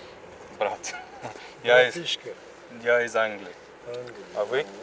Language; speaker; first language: Russian; non-native, learner; English